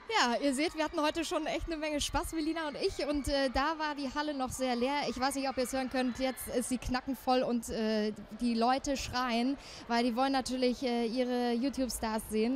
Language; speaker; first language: German; native; German